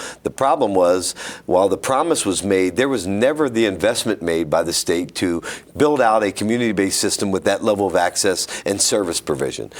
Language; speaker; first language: English; native; English